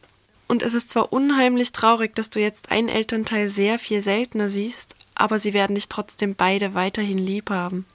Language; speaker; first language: German; native; German